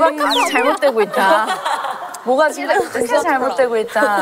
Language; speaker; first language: Korean; native; Korean